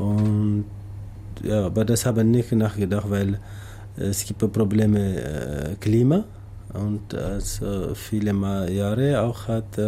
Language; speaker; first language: German; non-native, learner; Tamasheq